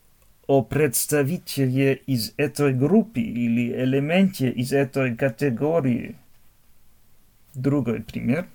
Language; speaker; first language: Russian; non-native, fluent; German